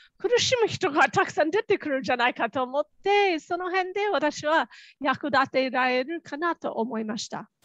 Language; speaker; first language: Japanese; non-native, fluent; English